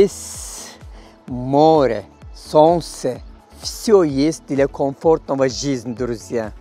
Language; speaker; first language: Russian; non-native, fluent; Turkish